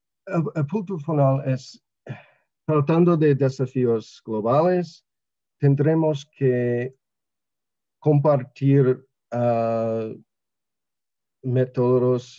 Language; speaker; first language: Spanish; non-native, learner; English